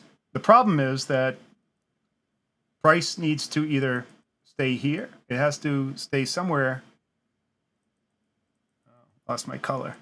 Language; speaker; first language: English; native; English